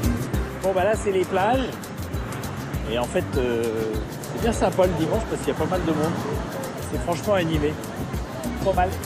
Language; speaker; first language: French; native; French